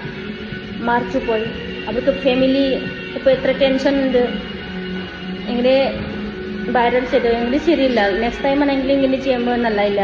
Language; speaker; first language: Malayalam; non-native, learner; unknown